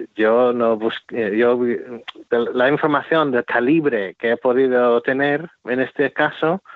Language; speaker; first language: Spanish; non-native, fluent; English